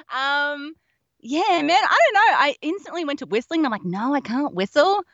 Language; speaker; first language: English; native; English